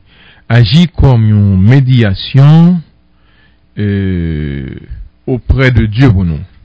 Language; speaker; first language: French; non-native, local second language; Haitian Creole